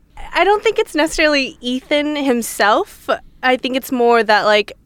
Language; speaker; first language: English; native; English